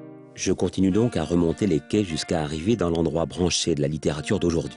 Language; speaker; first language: French; native; French